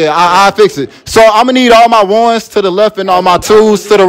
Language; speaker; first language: English; native; English